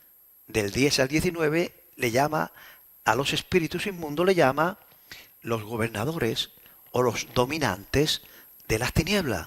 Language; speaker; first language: Spanish; native; Spanish